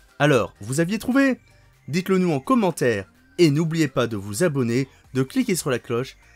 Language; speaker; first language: French; native; French